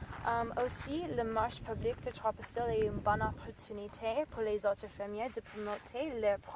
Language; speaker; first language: French; non-native, learner; English